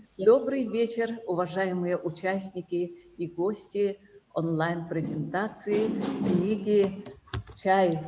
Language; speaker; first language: Russian; native; Russian